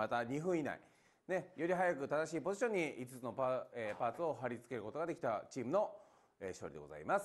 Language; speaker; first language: Japanese; native; Japanese